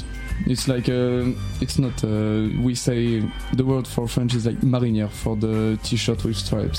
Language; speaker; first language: English; non-native, learner; French